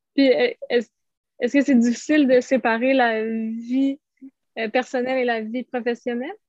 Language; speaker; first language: French; native; French